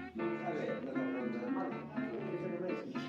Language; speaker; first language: Spanish; non-native, local second language; Galician